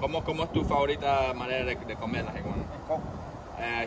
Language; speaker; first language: Spanish; non-native, learner; English